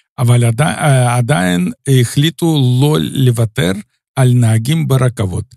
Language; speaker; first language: Hebrew; non-native, fluent; Russian